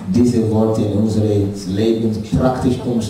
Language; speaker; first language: German; non-native, learner; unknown